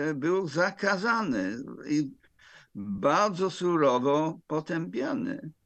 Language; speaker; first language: Polish; non-native, fluent; English